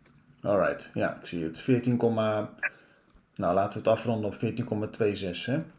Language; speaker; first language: Dutch; native; Dutch